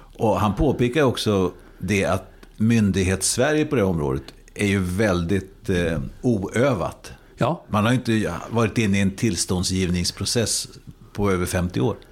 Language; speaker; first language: Swedish; native; Swedish